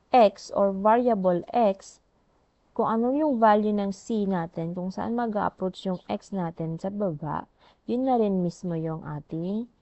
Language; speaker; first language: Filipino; native; Filipino